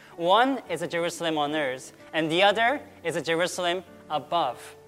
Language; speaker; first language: English; early bilingual, other home language; Korean